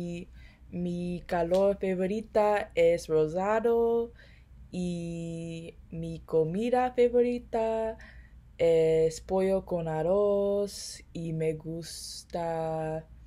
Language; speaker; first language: Spanish; non-native, learner; English